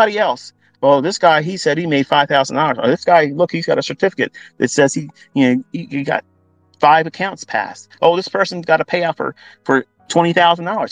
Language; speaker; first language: English; native; English